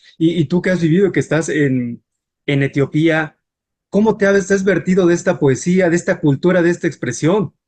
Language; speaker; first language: Spanish; native; Spanish